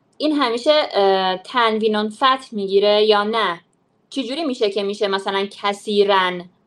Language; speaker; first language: Persian; native; Persian